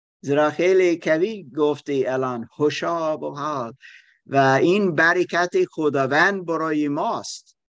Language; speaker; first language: Persian; non-native, learner; German